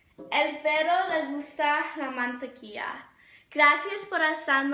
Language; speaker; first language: Spanish; non-native, learner; English